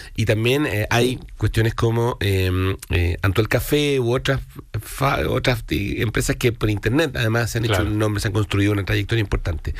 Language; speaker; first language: Spanish; native; Spanish